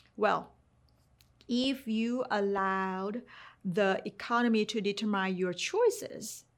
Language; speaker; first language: English; non-native, fluent; Thai